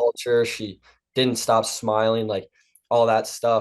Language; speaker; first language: English; native; English